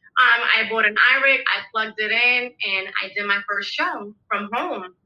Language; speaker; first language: English; early bilingual, other home language; Spanish